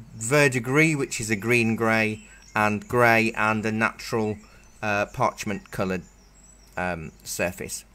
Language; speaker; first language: English; native; English